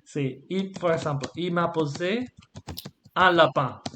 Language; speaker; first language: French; non-native, fluent; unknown